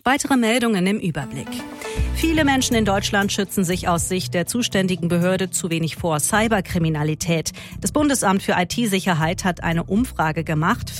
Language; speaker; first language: German; native; German